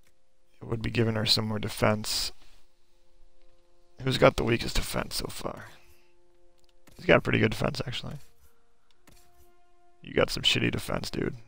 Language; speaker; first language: English; native; English